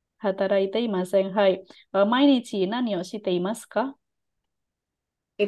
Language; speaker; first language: Japanese; non-native, fluent; Indonesian